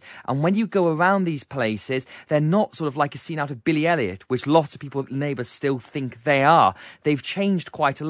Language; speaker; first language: English; native; English